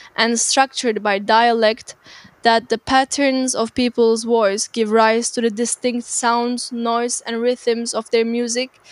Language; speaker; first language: English; non-native, fluent; Turkish